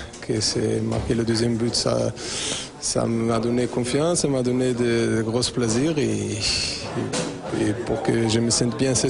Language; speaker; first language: French; non-native, fluent; Portuguese